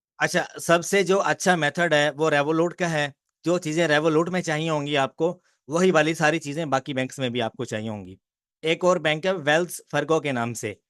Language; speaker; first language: Urdu; non-native, local second language; Punjabi